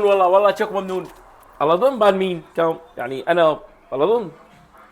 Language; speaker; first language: Turkish; non-native, learner; Arabic